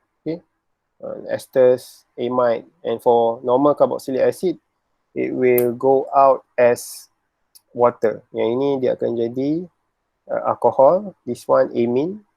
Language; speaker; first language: English; non-native, local second language; Malay